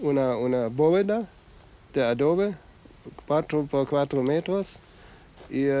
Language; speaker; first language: Spanish; non-native, fluent; German